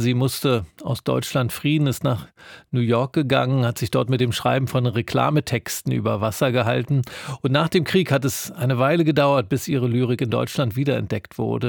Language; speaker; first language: German; native; German